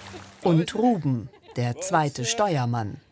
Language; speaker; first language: German; native; German